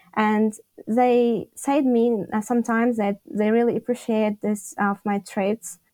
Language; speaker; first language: English; non-native, fluent; Tajik